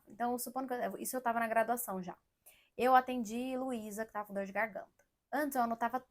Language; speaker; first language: Portuguese; native; Portuguese